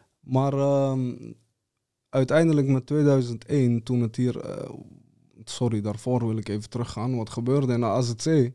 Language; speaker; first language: Dutch; early bilingual, other home language; Serbian